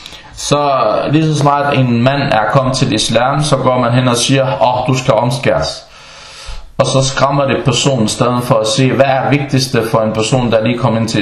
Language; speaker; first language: Danish; non-native, fluent; Arabic